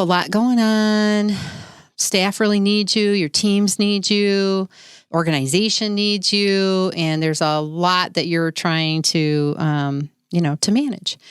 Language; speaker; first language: English; native; English